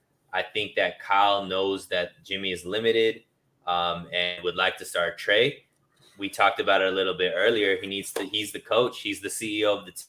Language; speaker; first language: English; native; English